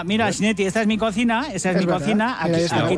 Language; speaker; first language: Spanish; native; Spanish